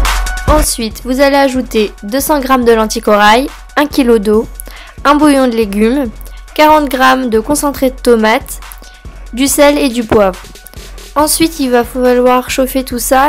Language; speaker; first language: French; native; French